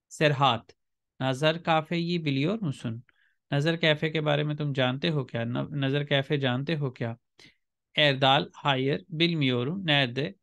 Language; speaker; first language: Urdu; native; Urdu